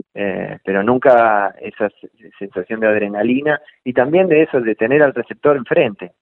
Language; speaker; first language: Spanish; native; Spanish